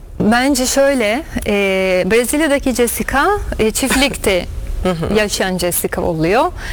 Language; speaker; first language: Turkish; non-native, fluent; Portuguese